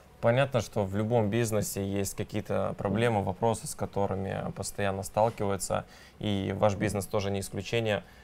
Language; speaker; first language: Russian; native; Russian